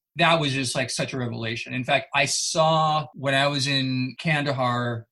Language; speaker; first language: English; native; English